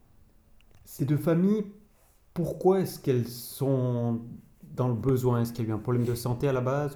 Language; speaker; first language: French; native; French